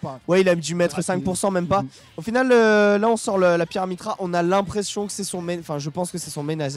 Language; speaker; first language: French; native; French